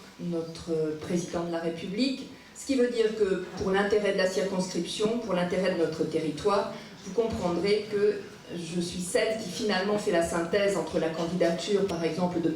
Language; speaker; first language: French; native; French